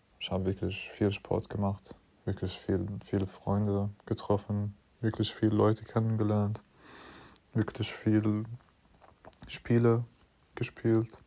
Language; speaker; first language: German; non-native, fluent; English